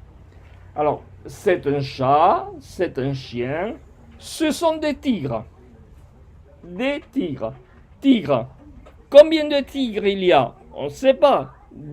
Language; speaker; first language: French; non-native, fluent; Spanish